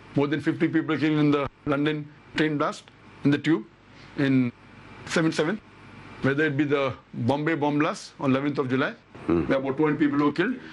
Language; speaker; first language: English; non-native, local second language; Urdu